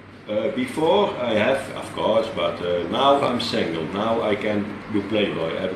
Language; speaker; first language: English; non-native, learner; Dutch